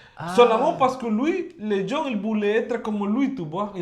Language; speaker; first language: French; non-native, fluent; Spanish